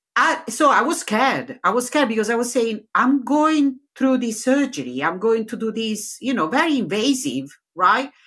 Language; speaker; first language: English; non-native, learner; Italian